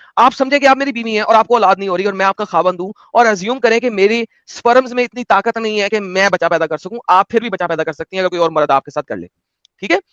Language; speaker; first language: Hindi; native; Hindi